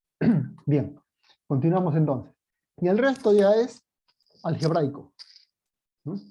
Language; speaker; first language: Spanish; native; Spanish